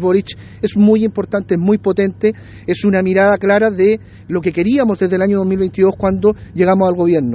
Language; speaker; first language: Spanish; native; Spanish